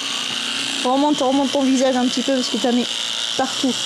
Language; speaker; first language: French; native; French